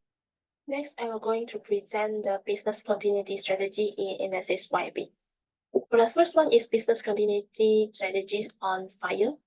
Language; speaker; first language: English; non-native, local second language; Malay